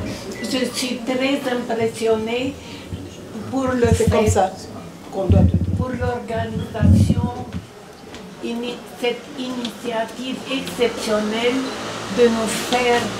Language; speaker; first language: French; non-native, fluent; Romanian